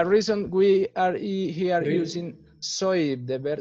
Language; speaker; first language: English; non-native, fluent; Spanish